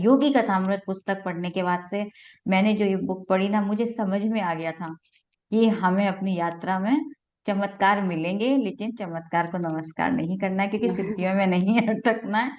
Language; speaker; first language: Hindi; native; Hindi